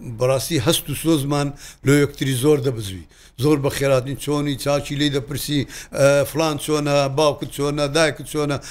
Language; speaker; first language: Central Kurdish; native; Central Kurdish